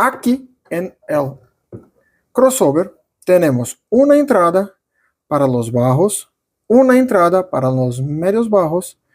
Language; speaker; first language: Spanish; non-native, fluent; Portuguese